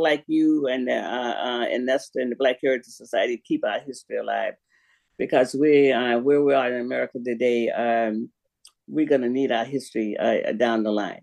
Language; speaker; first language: English; native; English